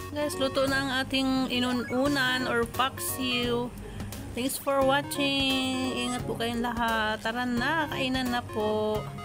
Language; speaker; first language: Filipino; non-native, local second language; Cebuano